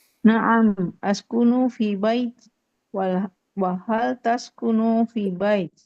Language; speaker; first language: Arabic; non-native, learner; Indonesian